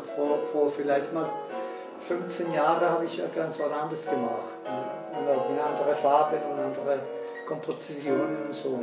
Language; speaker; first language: German; non-native, fluent; Spanish